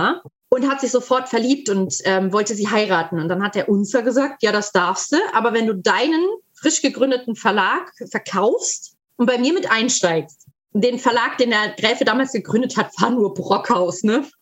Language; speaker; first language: German; native; German